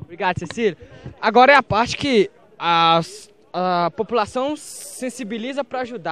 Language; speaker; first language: Portuguese; native; Portuguese